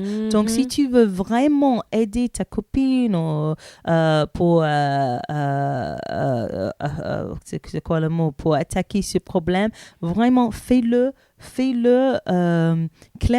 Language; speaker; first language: French; non-native, learner; English